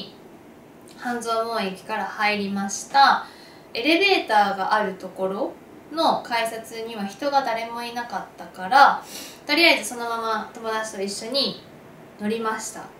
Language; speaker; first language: Japanese; native; Japanese